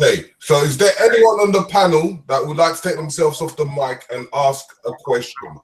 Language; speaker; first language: English; native; English